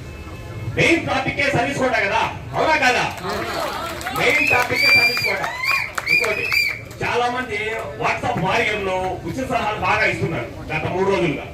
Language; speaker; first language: Telugu; native; Telugu